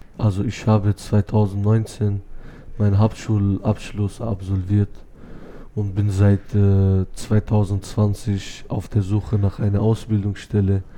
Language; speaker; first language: German; non-native, fluent; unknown